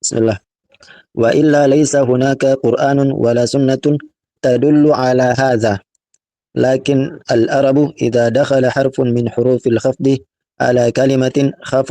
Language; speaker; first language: Arabic; non-native, learner; Indonesian